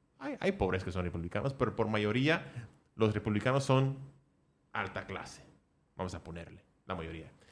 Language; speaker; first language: Spanish; early bilingual, heritage; Spanish